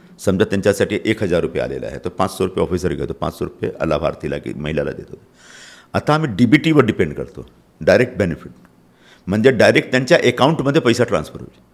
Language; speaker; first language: Marathi; non-native, local second language; Hindi